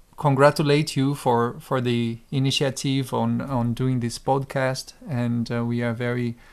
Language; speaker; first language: English; non-native, fluent; Portuguese